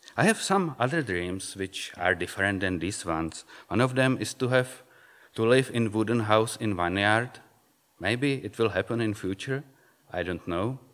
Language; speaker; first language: English; non-native, fluent; Czech